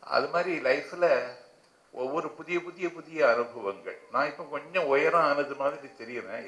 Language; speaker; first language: Tamil; native; Tamil